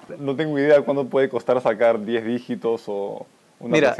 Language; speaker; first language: Spanish; native; Spanish